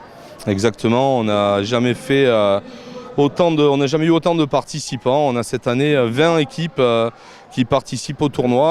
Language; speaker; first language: French; native; French